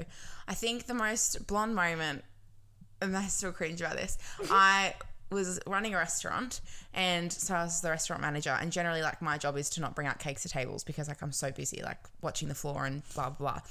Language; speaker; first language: English; native; English